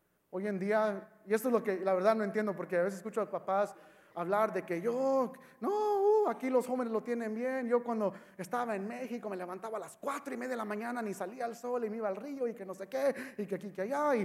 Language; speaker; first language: Spanish; early bilingual, heritage; Spanish